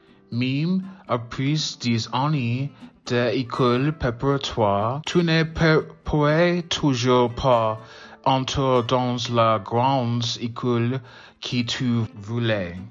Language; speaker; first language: French; non-native, learner; English